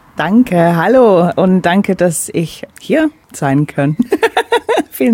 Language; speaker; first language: German; non-native, fluent; English